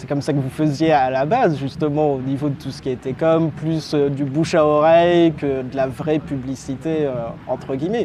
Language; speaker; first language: French; native; French